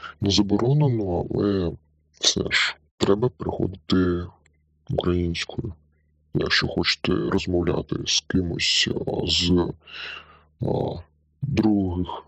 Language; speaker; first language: Ukrainian; non-native, local second language; Russian